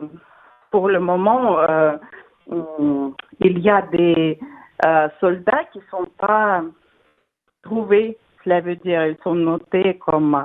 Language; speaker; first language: French; non-native, fluent; Russian